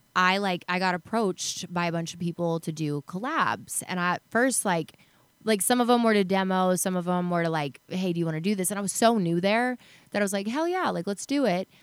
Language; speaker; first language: English; native; English